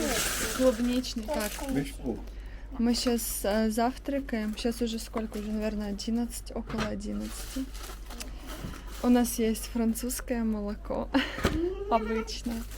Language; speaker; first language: Russian; native; Russian